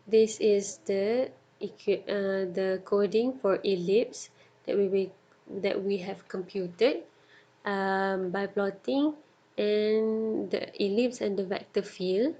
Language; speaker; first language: English; non-native, local second language; Malay